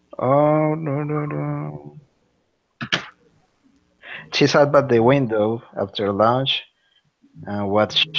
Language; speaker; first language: English; non-native, learner; Spanish